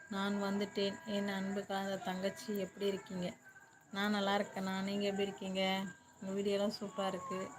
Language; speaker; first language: Tamil; native; Tamil